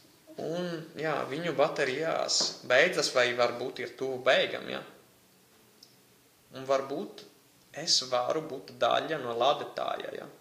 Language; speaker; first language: Latvian; non-native, fluent; Italian